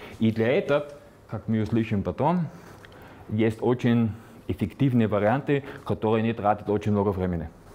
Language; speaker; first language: Russian; non-native, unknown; Slovenian